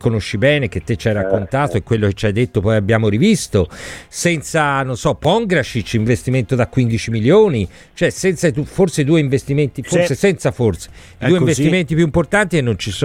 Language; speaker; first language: Italian; native; Italian